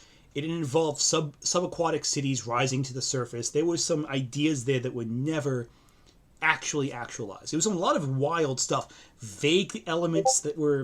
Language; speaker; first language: English; native; English